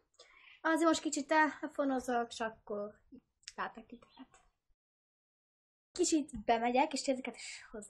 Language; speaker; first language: Hungarian; early bilingual, heritage; Hungarian